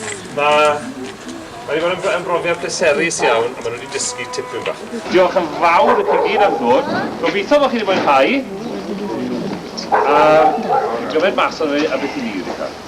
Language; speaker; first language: Welsh; native; Welsh